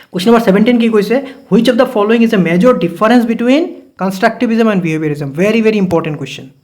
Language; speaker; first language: English; non-native, local second language; Assamese